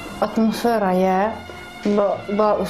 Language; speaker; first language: Czech; non-native, learner; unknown